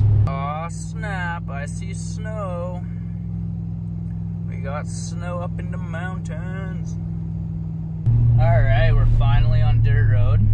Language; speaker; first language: English; native; English